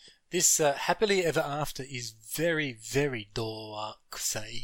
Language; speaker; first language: English; non-native, learner; Japanese